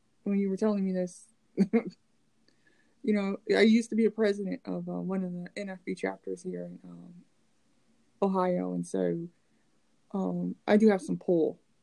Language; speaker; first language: English; native; English